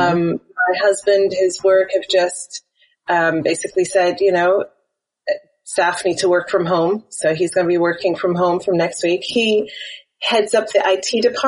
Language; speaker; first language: English; native; English